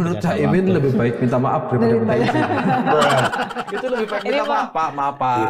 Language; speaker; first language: Indonesian; native; Indonesian